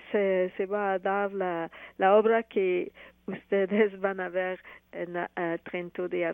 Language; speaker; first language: Spanish; non-native, fluent; French